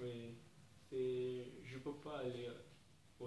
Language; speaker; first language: French; non-native, learner; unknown